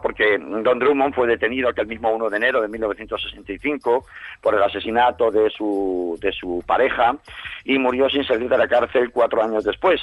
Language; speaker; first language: Spanish; native; Spanish